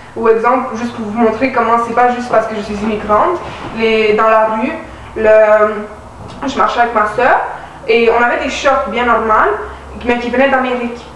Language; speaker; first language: French; early bilingual, other home language; Romanian